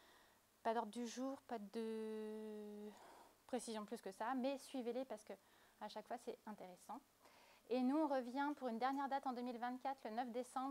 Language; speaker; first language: French; native; French